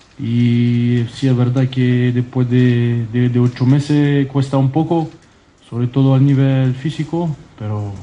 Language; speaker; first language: Spanish; non-native, fluent; French